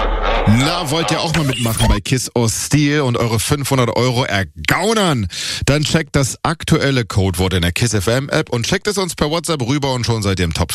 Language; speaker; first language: German; native; German